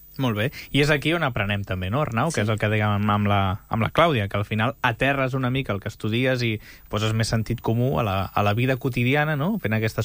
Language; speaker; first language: Catalan; native; Catalan